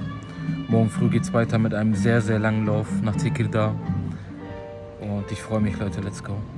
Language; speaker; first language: German; early bilingual, other home language; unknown